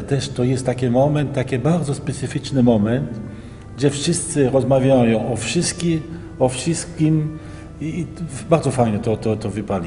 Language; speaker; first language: Polish; early bilingual, heritage; Polish